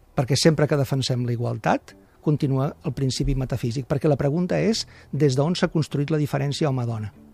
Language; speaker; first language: Catalan; native; Catalan